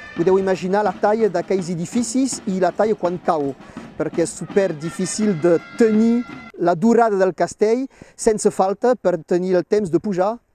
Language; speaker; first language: Catalan; non-native, local second language; French